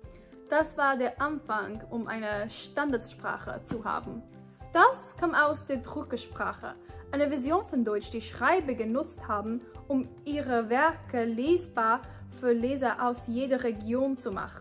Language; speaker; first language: German; non-native, fluent; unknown